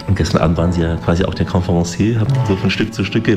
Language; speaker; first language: German; native; German